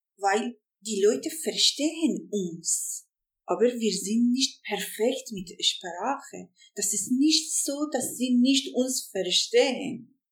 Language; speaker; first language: German; non-native, fluent; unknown